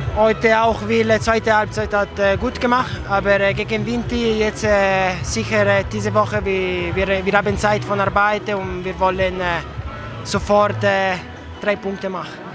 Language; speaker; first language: German; non-native, learner; Italian